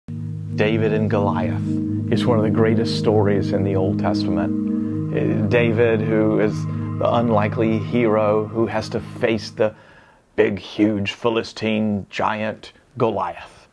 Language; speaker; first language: English; native; English